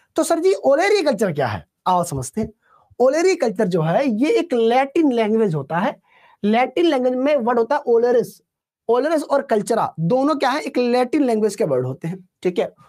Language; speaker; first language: Hindi; native; Hindi